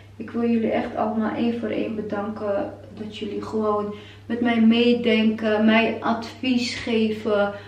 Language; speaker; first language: Dutch; non-native, fluent; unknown